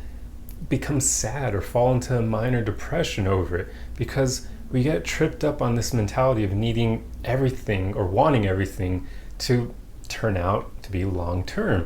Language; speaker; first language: English; native; English